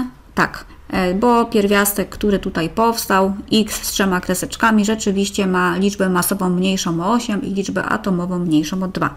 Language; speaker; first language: Polish; native; Polish